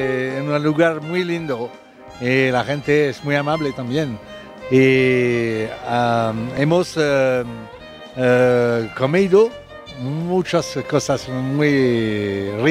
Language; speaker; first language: Spanish; non-native, learner; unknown